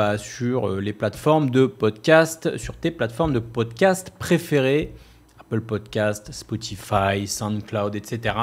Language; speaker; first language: French; native; French